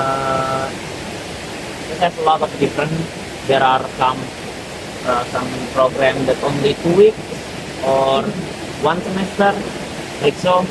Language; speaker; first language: English; non-native, learner; Indonesian